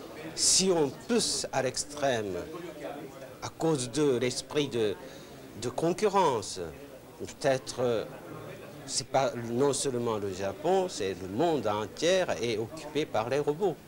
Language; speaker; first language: French; non-native, fluent; Japanese